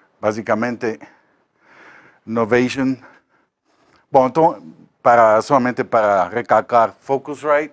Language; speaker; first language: Portuguese; non-native, learner; Spanish